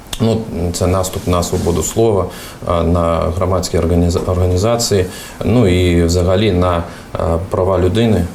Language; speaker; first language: Ukrainian; non-native, fluent; Russian